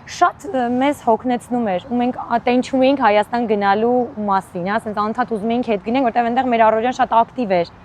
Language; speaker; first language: Armenian; native; Armenian